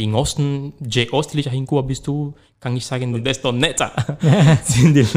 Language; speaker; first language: German; non-native, learner; Spanish